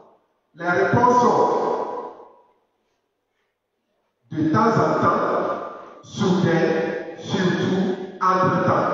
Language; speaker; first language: French; non-native, fluent; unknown